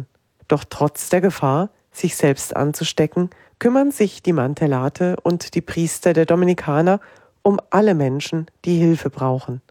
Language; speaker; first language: German; native; German